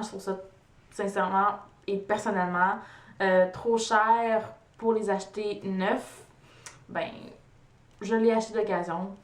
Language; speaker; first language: French; native; French